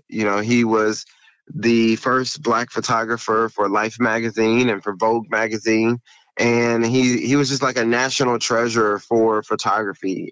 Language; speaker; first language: English; native; English